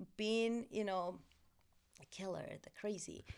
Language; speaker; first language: English; non-native, fluent; Spanish